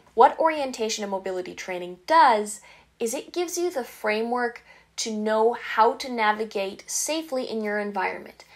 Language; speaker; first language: English; native; English